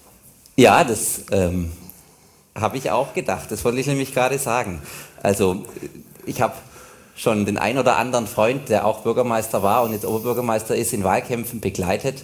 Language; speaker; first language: German; native; German